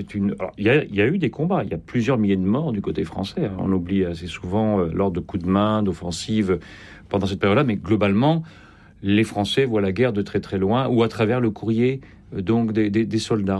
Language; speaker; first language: French; native; French